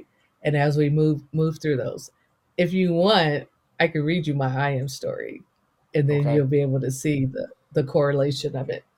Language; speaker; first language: English; native; English